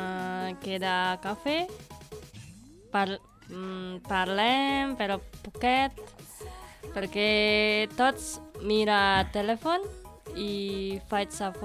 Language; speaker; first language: Catalan; non-native, learner; Indonesian